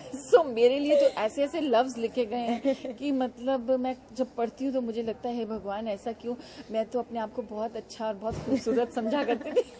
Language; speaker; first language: Hindi; non-native, local second language; Punjabi